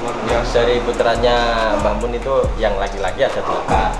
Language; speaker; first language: Indonesian; non-native, local second language; Javanese